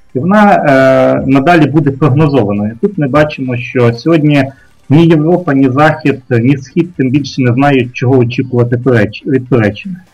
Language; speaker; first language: Ukrainian; native; Ukrainian